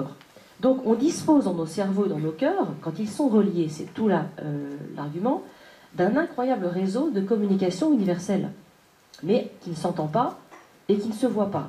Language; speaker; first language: French; native; French